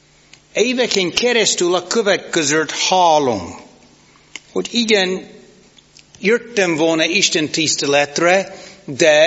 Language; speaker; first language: Hungarian; non-native, fluent; English